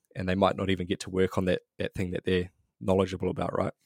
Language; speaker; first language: English; native; English